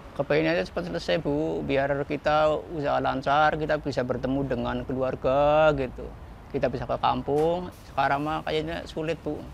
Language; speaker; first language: Indonesian; native; Indonesian